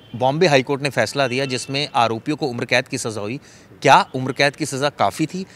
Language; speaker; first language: Hindi; native; Hindi